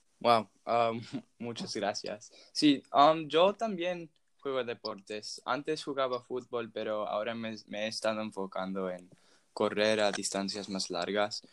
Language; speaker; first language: Spanish; non-native, fluent; English